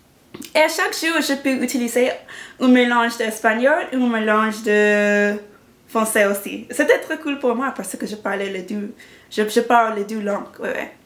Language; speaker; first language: French; non-native, learner; English